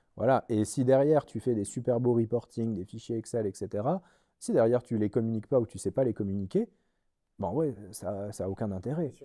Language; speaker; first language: French; native; French